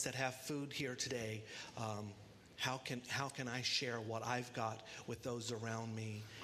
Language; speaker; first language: English; native; English